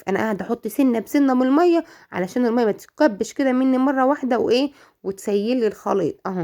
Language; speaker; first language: Arabic; native; Arabic